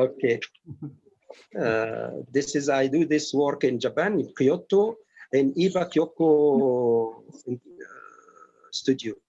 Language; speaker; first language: English; non-native, learner; Arabic